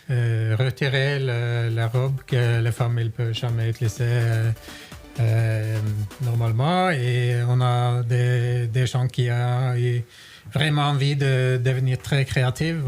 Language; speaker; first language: French; non-native, fluent; Norwegian